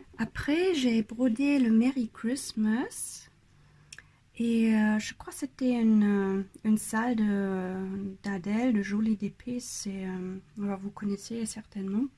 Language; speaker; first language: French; non-native, fluent; German